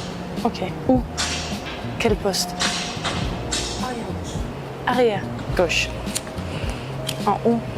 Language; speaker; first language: French; non-native, learner; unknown